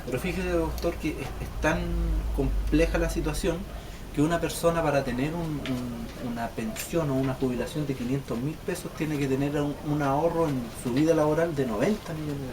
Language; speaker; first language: Spanish; native; Spanish